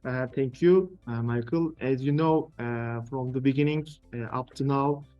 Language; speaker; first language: English; non-native, fluent; Turkish